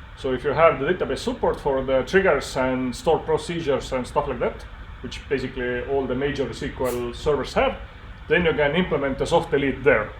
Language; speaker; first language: English; non-native, fluent; Estonian